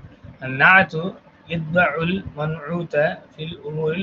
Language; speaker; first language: Arabic; non-native, fluent; Tamil